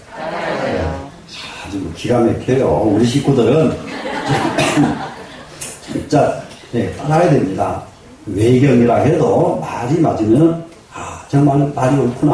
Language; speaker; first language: Korean; native; Korean